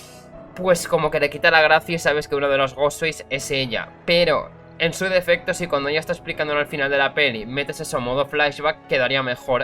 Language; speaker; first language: Spanish; native; Spanish